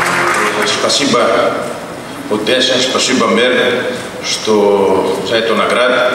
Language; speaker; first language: Russian; non-native, learner; Greek